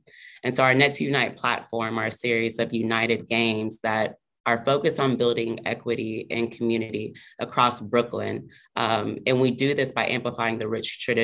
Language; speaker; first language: English; native; English